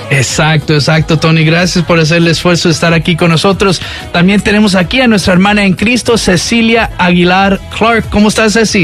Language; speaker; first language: Spanish; early bilingual, heritage; Spanish